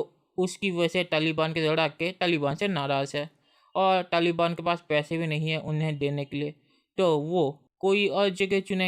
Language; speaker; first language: Hindi; native; Hindi